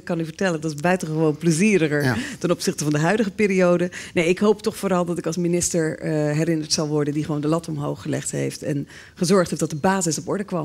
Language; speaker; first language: Dutch; native; Dutch